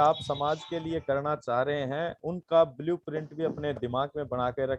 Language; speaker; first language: Hindi; native; Hindi